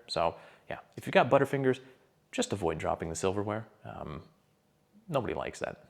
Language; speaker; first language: English; native; English